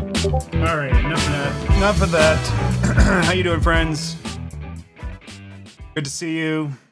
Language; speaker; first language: English; native; English